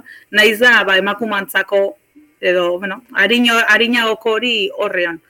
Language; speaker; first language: Basque; native; Basque